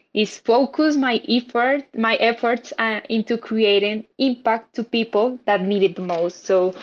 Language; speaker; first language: English; non-native, fluent; Spanish